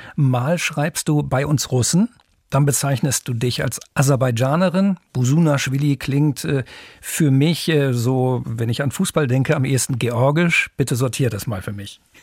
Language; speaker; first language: German; native; German